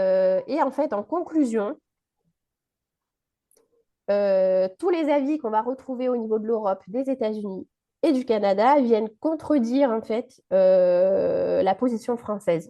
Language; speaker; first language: French; native; French